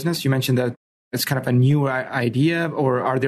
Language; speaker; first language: English; non-native, local second language; Urdu